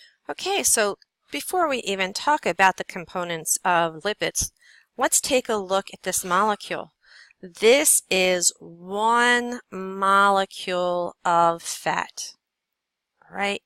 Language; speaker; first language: English; native; English